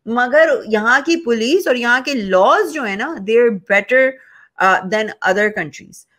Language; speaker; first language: Urdu; native; Urdu